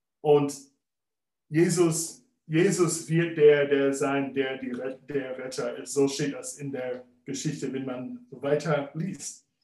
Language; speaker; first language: German; non-native, fluent; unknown